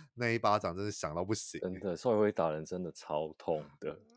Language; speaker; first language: Chinese; native; Chinese